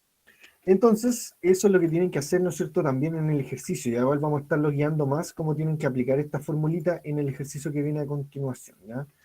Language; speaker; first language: Spanish; native; Spanish